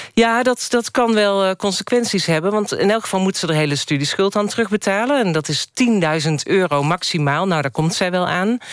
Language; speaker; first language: Dutch; native; Dutch